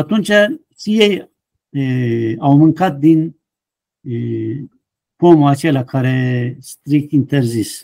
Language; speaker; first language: Romanian; non-native, fluent; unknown